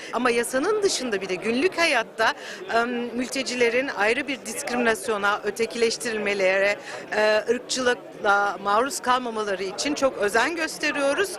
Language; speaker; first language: Turkish; early bilingual, other home language; Kurdish